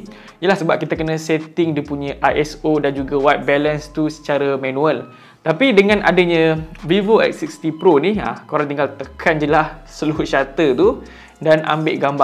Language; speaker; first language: Malay; native; Malay